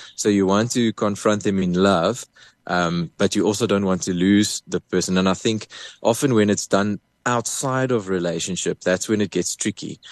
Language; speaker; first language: English; native; English